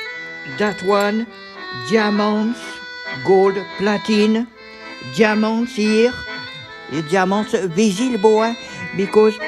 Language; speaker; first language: English; non-native, learner; French